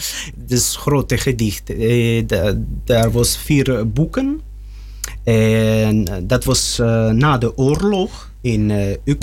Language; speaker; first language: Dutch; non-native, learner; Russian